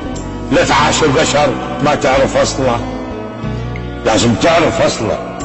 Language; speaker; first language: Arabic; native; Arabic